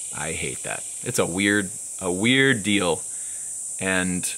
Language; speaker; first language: English; native; English